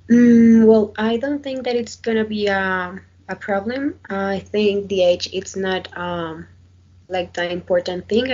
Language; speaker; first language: English; non-native, learner; Spanish